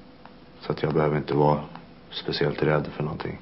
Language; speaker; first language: Swedish; native; Swedish